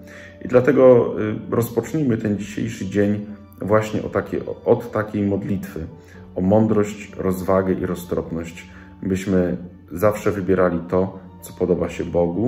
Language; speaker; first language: Polish; native; Polish